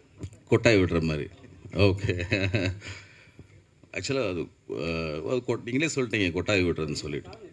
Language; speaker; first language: Tamil; native; Tamil